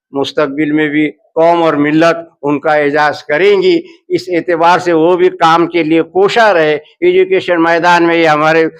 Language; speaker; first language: Hindi; non-native, local second language; Urdu